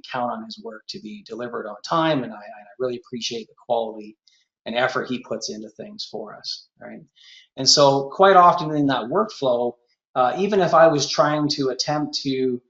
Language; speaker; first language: English; native; English